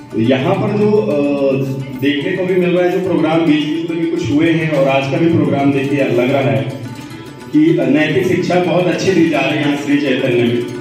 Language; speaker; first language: Hindi; native; Hindi